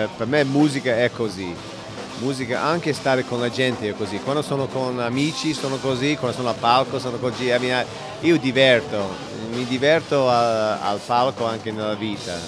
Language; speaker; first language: Italian; non-native, learner; English